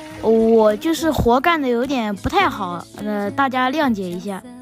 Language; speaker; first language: Chinese; native; Chinese